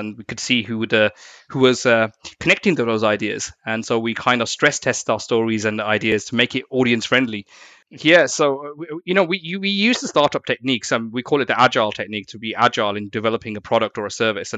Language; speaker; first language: English; native; English